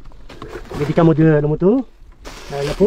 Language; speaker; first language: French; non-native, learner; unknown